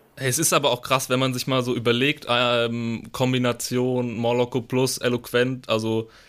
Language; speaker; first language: German; native; German